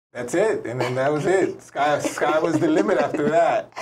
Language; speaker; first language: English; native; English